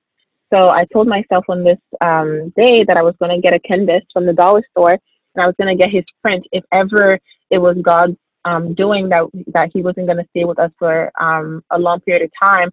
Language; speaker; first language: English; early bilingual, other home language; French